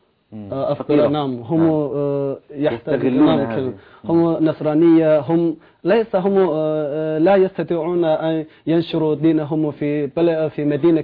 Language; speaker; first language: Arabic; non-native, learner; Chinese